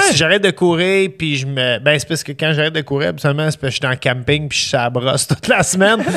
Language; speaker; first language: French; native; French